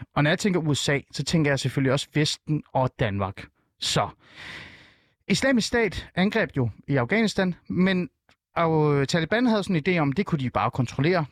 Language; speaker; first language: Danish; early bilingual, other home language; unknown